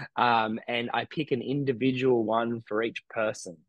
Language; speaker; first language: English; native; English